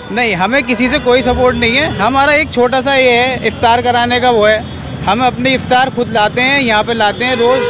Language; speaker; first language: Hindi; native; Hindi